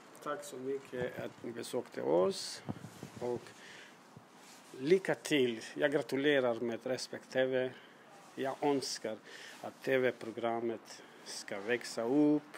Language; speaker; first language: Swedish; non-native, learner; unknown